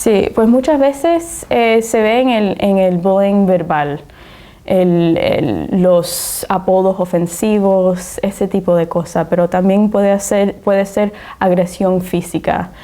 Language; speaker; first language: Spanish; early bilingual, heritage; Spanish